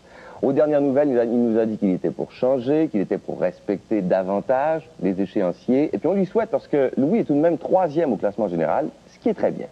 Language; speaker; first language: French; native; French